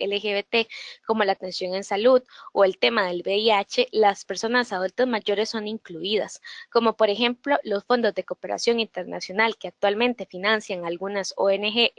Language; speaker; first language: Spanish; native; Spanish